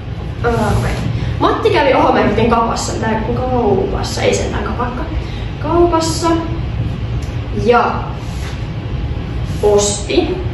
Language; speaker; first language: Finnish; native; Finnish